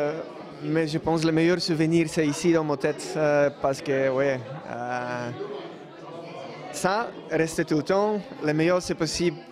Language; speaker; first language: French; non-native, learner; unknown